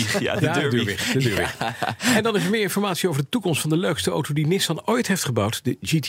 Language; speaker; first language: Dutch; native; Dutch